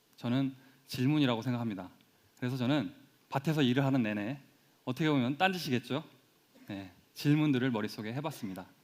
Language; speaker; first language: Korean; native; Korean